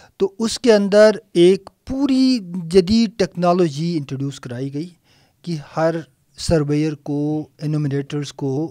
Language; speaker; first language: Urdu; non-native, local second language; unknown